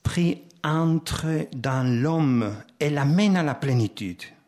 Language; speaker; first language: French; non-native, fluent; Spanish